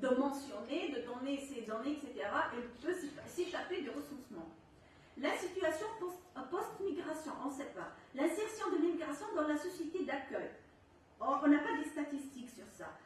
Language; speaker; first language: French; non-native, local second language; Arabic